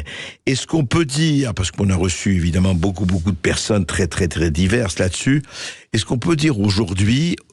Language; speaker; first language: French; native; French